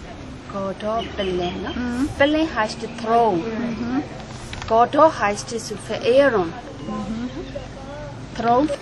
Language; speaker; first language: German; non-native, learner; Burmese